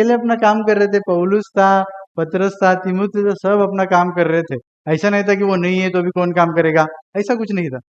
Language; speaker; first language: Hindi; non-native, local second language; Marathi